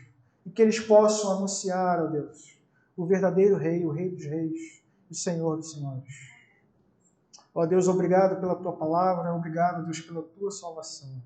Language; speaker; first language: Portuguese; native; Portuguese